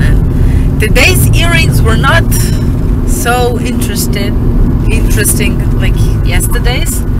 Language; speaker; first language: English; non-native, fluent; Slovenian